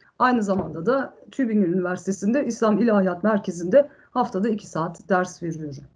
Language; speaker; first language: Turkish; early bilingual, heritage; Turkish